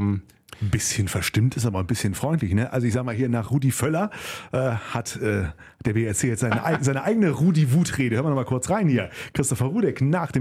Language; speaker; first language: German; native; German